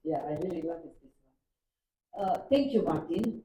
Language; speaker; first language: English; non-native, learner; Romanian